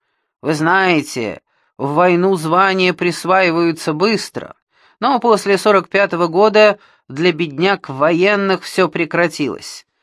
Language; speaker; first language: Russian; native; Russian